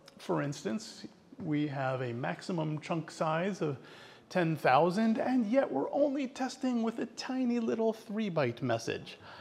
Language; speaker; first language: English; native; English